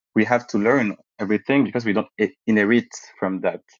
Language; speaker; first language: English; early bilingual, other home language; French